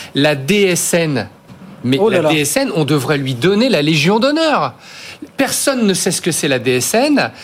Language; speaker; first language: French; native; French